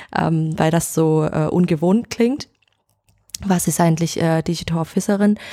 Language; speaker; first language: German; non-native, fluent; Vietnamese